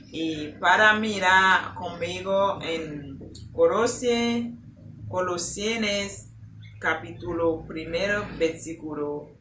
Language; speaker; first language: Spanish; non-native, learner; Haitian Creole